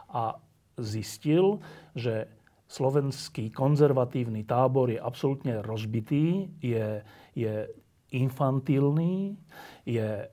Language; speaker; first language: Slovak; native; Slovak